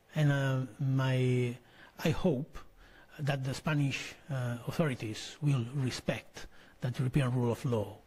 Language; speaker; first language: English; non-native, fluent; Catalan